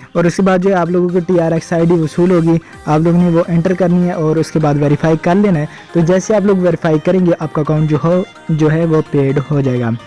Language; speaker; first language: Urdu; non-native, local second language; Punjabi